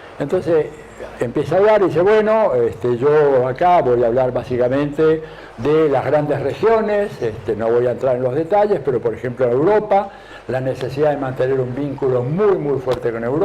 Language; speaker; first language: Spanish; native; Spanish